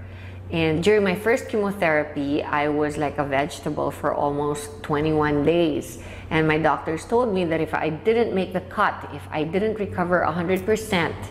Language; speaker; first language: English; non-native, local second language; Filipino